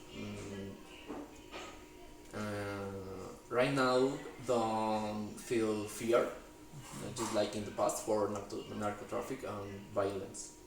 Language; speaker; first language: English; non-native, learner; Spanish